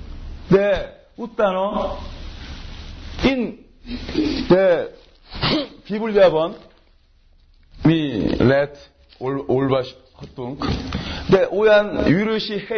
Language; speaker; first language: Hungarian; non-native, learner; Korean